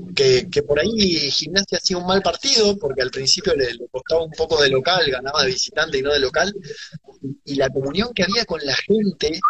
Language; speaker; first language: Spanish; native; Spanish